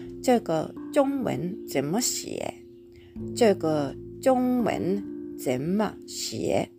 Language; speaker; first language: Chinese; non-native, fluent; Japanese